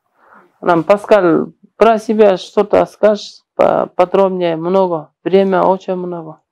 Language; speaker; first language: Russian; non-native, local second language; Kyrgyz